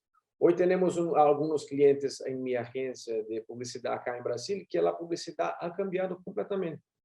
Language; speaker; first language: Spanish; non-native, learner; Portuguese